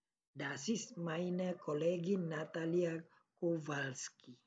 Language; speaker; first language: German; non-native, learner; Indonesian